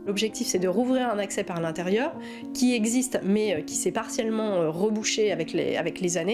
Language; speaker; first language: French; native; French